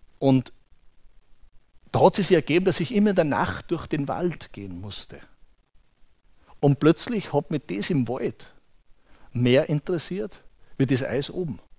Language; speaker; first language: German; native; German